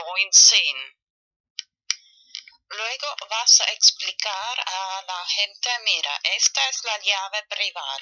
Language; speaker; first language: Spanish; non-native, fluent; German